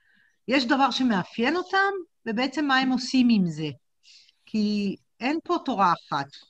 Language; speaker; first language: Hebrew; native; Hebrew